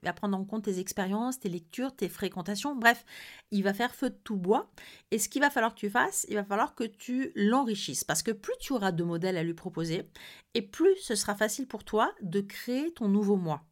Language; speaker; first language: French; native; French